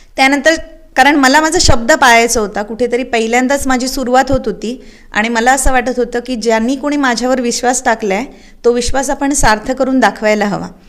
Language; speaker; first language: Marathi; native; Marathi